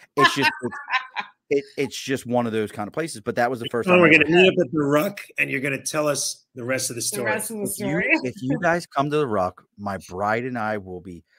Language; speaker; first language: English; native; English